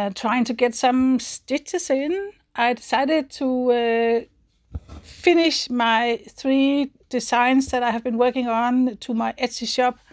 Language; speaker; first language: English; non-native, fluent; Danish